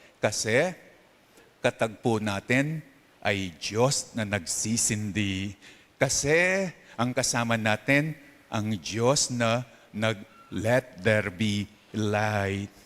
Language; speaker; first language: Filipino; non-native, local second language; Pampanga